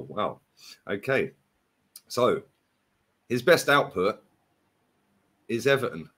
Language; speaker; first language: English; native; English